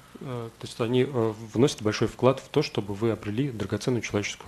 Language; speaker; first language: Russian; native; Russian